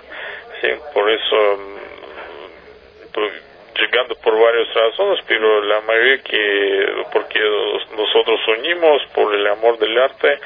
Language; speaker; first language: Spanish; non-native, learner; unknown